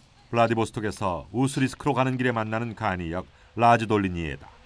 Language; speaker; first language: Korean; native; Korean